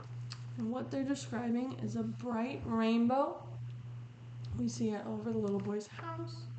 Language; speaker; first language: English; native; English